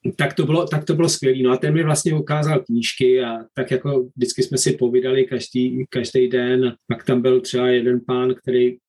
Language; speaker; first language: Czech; native; Czech